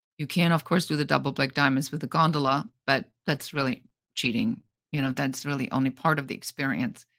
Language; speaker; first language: English; non-native, fluent; German